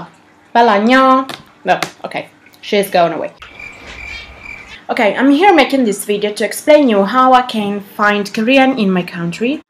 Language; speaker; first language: English; non-native, learner; Italian